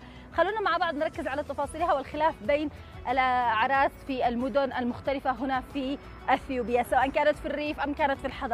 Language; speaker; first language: Arabic; native; Arabic